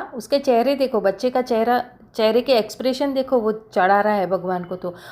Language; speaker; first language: Hindi; non-native, local second language; Marathi